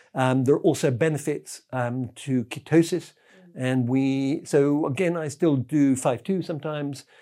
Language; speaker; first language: English; native; English